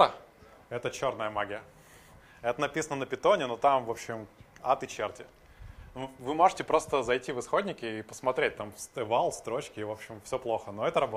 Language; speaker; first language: Russian; native; Russian